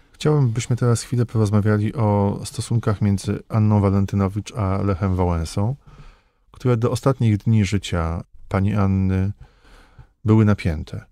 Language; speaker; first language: Polish; native; Polish